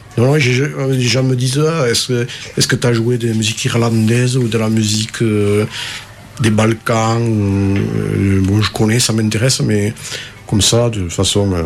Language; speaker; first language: French; native; French